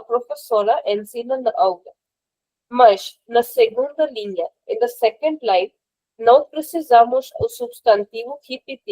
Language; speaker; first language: Portuguese; non-native, fluent; Hindi